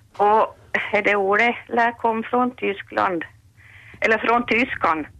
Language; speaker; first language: Swedish; native; Swedish